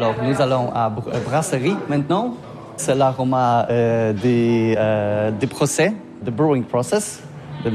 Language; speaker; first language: French; non-native, learner; Polish